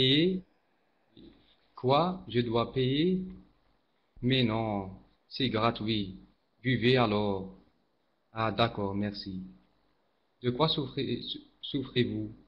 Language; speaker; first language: French; non-native, learner; Arabic